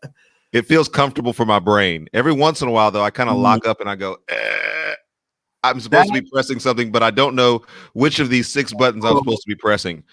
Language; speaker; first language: English; native; English